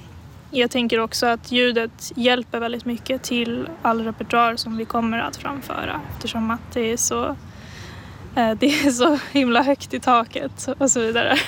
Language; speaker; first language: Swedish; native; Swedish